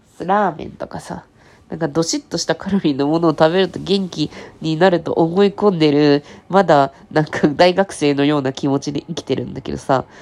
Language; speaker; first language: Japanese; native; Japanese